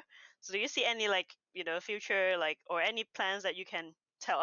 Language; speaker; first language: English; non-native, local second language; Cantonese